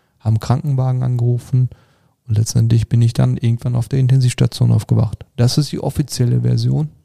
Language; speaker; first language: German; early bilingual, other home language; Turkish